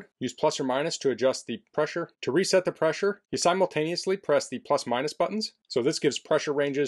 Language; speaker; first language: English; native; English